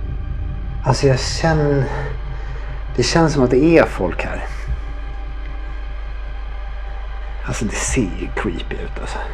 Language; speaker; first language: Swedish; native; Swedish